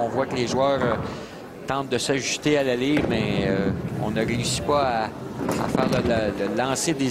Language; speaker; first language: French; native; French